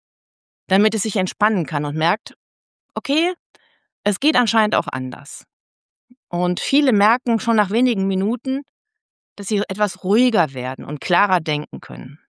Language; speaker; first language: German; native; German